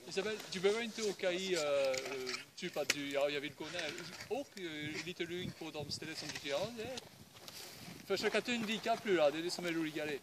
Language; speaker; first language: Swedish; non-native, fluent; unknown